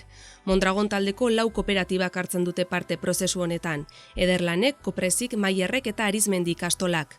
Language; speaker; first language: Basque; native; Basque